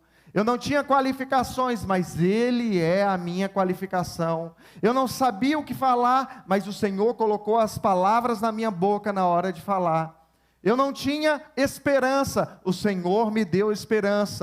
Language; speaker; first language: Portuguese; native; Portuguese